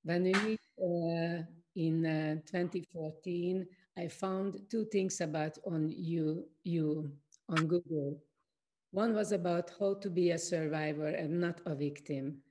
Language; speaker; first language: English; non-native, learner; Hungarian